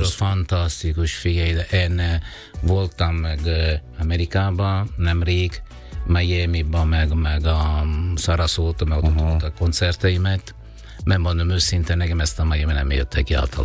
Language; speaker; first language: Hungarian; non-native, learner; Italian